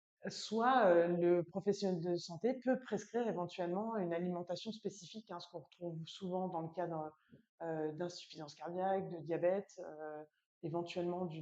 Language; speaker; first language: French; native; French